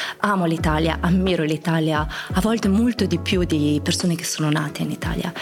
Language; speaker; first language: Italian; early bilingual, other home language; Croatian